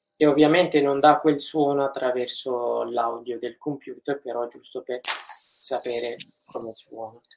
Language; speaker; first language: Italian; non-native, fluent; Kurdish